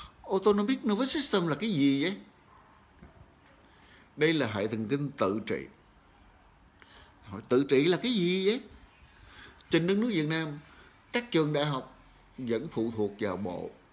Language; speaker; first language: Vietnamese; native; Vietnamese